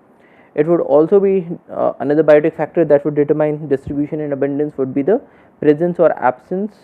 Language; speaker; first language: English; non-native, local second language; Hindi